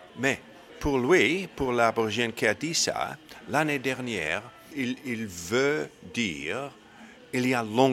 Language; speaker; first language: French; non-native, learner; English